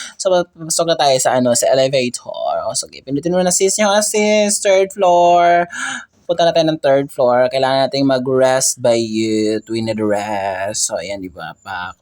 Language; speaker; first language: Filipino; native; Filipino